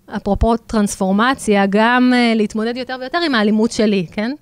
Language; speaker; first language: Hebrew; native; Hebrew